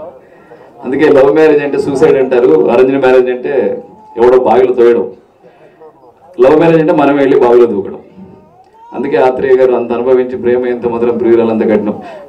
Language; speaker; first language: Telugu; native; Telugu